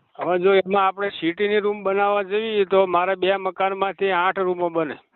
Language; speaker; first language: Gujarati; native; Gujarati